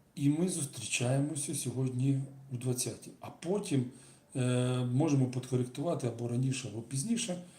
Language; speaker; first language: Ukrainian; non-native, local second language; Russian